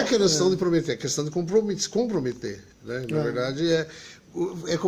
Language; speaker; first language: Portuguese; native; Portuguese